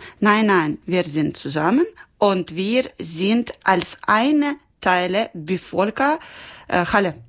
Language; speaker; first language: German; non-native, learner; Ukrainian